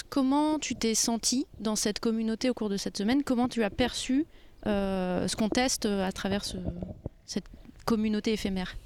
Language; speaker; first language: French; native; French